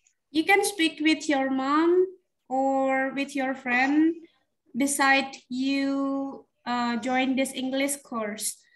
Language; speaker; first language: English; non-native, fluent; Indonesian